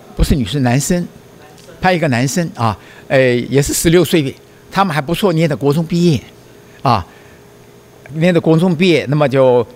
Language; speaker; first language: Chinese; native; Chinese